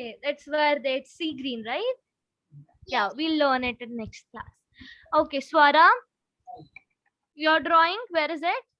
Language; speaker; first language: English; non-native, local second language; Hindi